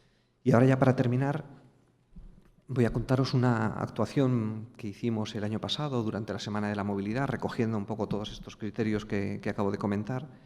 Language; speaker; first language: Spanish; native; Spanish